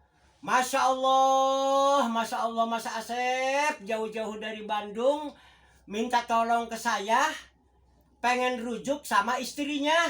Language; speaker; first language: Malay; non-native, local second language; Javanese